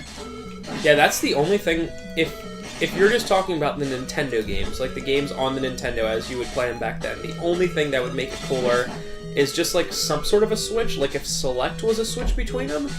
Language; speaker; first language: English; native; English